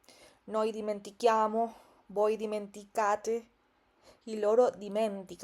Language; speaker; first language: Italian; non-native, fluent; Spanish